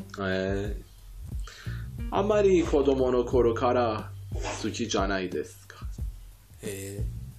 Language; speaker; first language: Japanese; non-native, fluent; Persian